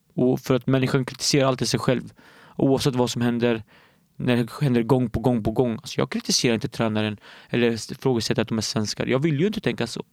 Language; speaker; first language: Swedish; early bilingual, other home language; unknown